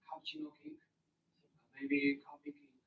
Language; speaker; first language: English; non-native, learner; Chinese